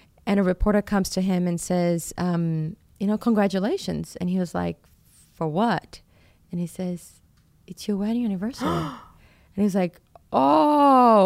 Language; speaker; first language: English; non-native, fluent; Portuguese